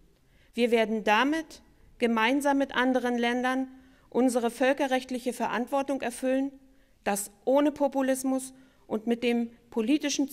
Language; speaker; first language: German; native; German